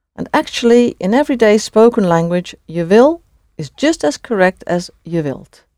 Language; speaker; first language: English; native; English